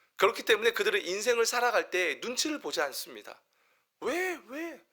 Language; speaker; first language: Korean; native; Korean